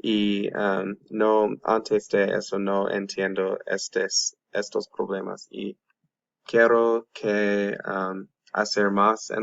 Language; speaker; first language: Spanish; non-native, learner; English